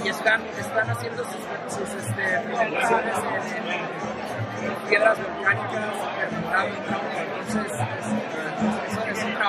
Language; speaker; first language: Spanish; native; Spanish